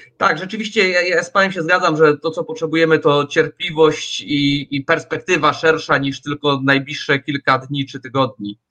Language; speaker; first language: Polish; native; Polish